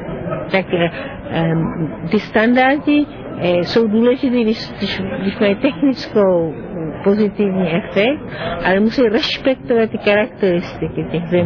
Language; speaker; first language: Czech; non-native, fluent; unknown